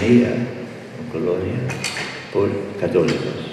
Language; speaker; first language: Spanish; non-native, fluent; English